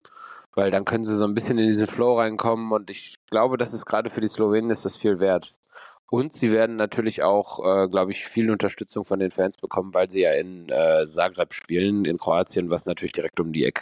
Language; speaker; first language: German; native; German